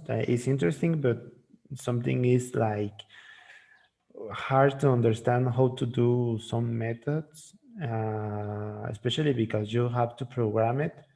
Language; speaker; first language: English; non-native, learner; Spanish